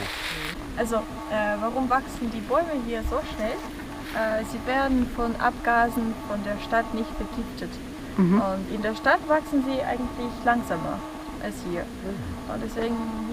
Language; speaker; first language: German; non-native, fluent; Russian